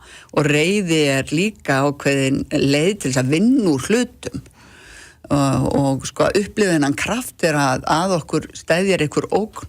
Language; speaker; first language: Icelandic; native; Icelandic